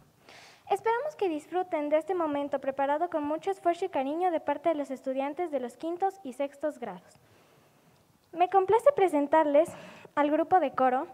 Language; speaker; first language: Spanish; native; Spanish